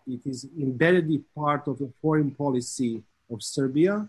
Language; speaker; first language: English; non-native, fluent; Serbian